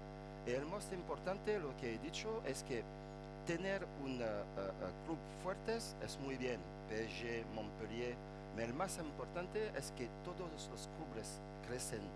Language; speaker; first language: Spanish; non-native, fluent; French